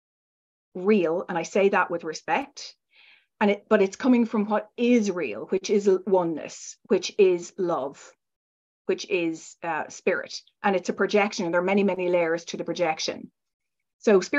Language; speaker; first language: English; native; English